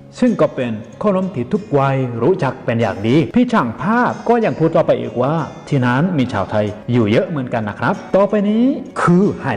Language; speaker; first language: Thai; native; Thai